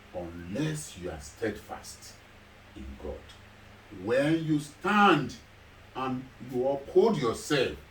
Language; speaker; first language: English; non-native, local second language; Yoruba